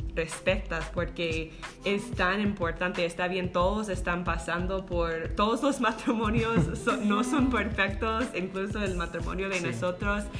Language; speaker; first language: Spanish; non-native, fluent; English